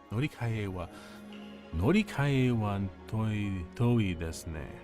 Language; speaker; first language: Japanese; non-native, learner; English